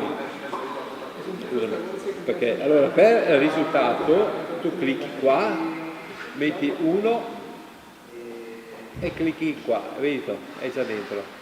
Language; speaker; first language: Italian; native; Italian